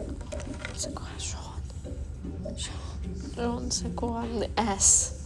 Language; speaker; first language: French; non-native, learner; Ukrainian